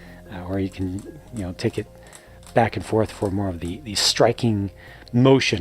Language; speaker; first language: English; native; English